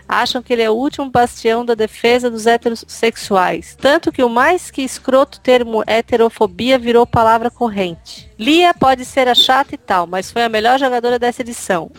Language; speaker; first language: Portuguese; native; Portuguese